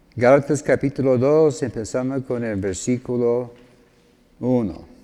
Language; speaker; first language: Spanish; non-native, fluent; English